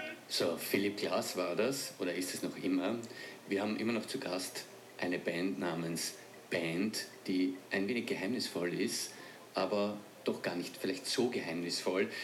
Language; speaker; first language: German; native; German